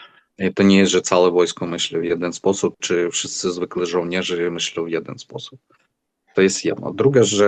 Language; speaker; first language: Polish; non-native, fluent; Ukrainian